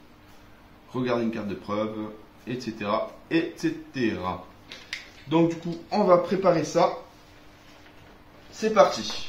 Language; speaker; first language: French; native; French